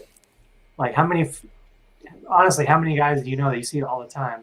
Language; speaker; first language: English; native; English